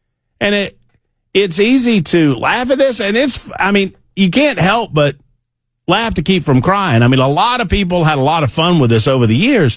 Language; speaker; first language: English; native; English